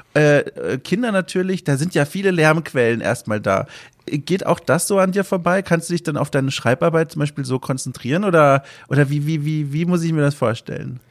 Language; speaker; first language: German; native; German